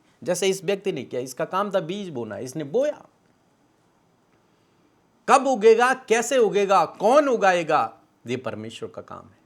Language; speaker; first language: Hindi; native; Hindi